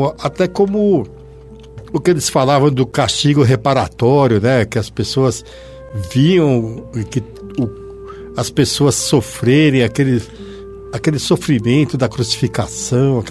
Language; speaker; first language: Portuguese; native; Portuguese